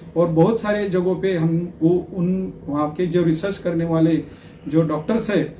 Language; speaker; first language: Hindi; non-native, local second language; Marathi